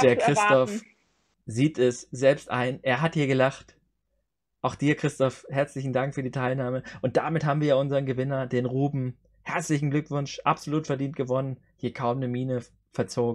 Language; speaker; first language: German; native; German